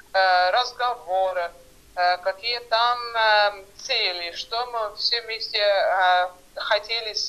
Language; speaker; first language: Russian; non-native, fluent; Estonian